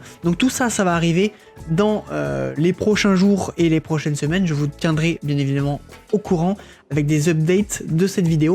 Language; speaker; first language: French; native; French